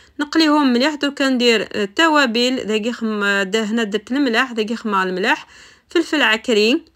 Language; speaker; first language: Arabic; non-native, local second language; Kabyle